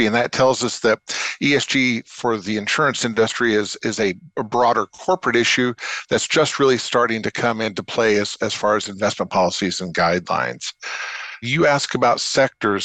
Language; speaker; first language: English; native; English